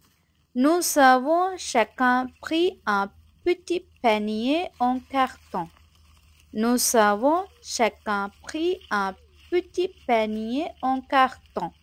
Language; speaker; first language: French; non-native, fluent; Tamil